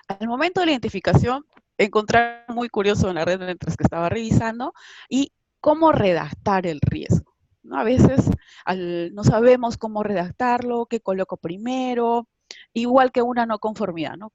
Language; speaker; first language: Spanish; native; Spanish